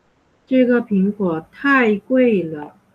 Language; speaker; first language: Chinese; non-native, fluent; Vietnamese